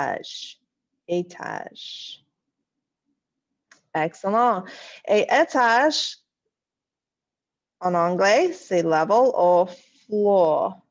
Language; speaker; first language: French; non-native, fluent; English